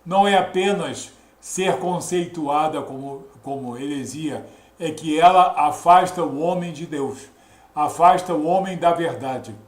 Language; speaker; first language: Portuguese; native; Portuguese